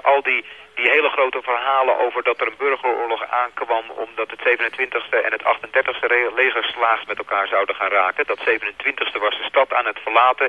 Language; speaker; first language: Dutch; native; Dutch